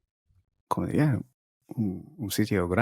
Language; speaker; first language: Spanish; non-native, learner; Japanese